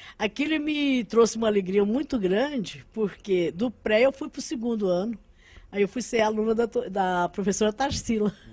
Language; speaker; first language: Portuguese; early bilingual, other home language; Arabic